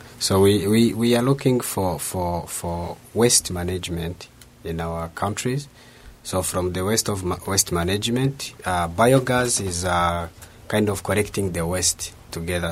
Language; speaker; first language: English; non-native, local second language; Kinyarwanda